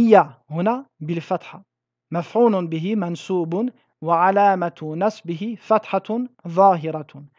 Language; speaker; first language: Arabic; non-native, fluent; French